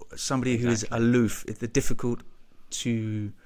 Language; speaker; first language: English; native; English